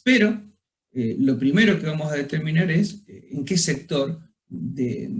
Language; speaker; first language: Spanish; native; Spanish